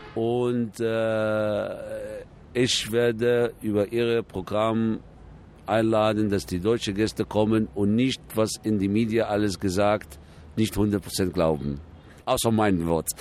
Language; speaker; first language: German; non-native, fluent; Arabic